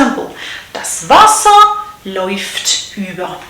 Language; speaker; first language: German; non-native, fluent; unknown